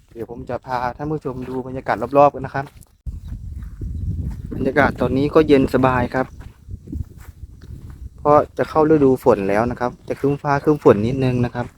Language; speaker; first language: Thai; non-native, local second language; Northeastern Thai